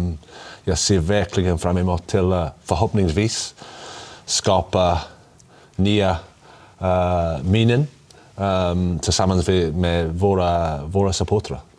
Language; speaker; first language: Swedish; non-native, learner; English